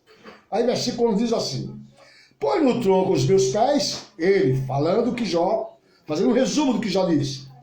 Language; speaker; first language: Portuguese; native; Portuguese